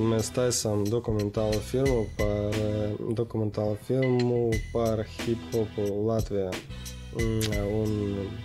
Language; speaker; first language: Latvian; non-native, local second language; Russian